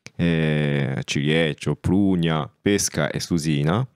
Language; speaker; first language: Italian; non-native, fluent; Japanese